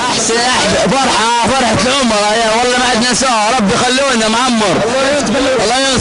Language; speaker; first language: Arabic; native; Arabic